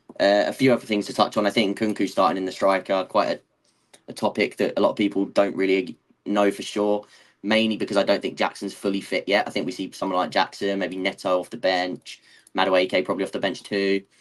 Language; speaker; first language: English; native; English